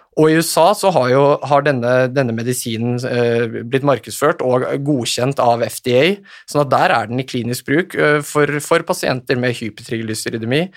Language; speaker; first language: Norwegian; native; Norwegian